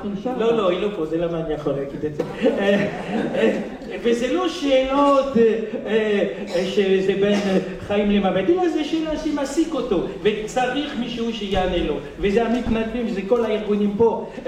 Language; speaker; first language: Hebrew; non-native, fluent; French